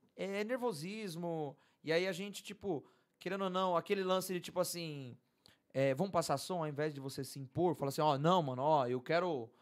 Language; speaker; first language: Portuguese; native; Portuguese